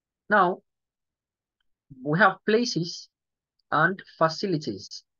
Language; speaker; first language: English; non-native, local second language; Yoruba